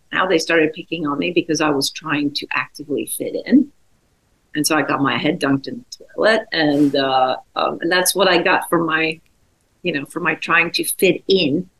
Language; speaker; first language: English; non-native, fluent; Czech